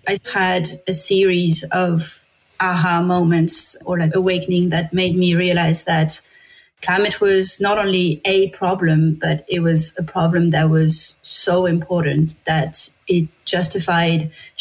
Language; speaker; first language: English; non-native, fluent; French